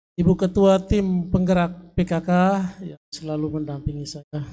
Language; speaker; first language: Indonesian; native; Indonesian